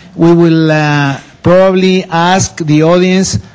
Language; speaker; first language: English; non-native, fluent; Spanish